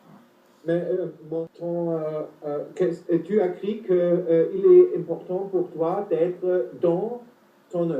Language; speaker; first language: French; non-native, fluent; German